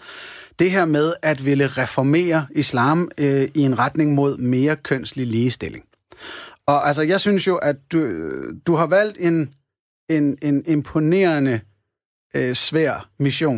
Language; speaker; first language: Danish; native; Danish